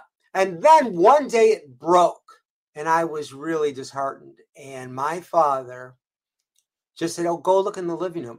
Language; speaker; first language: English; native; English